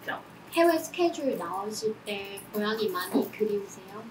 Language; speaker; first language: Korean; non-native, fluent; Chinese